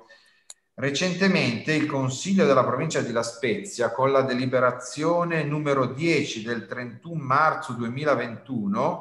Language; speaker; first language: Italian; native; Italian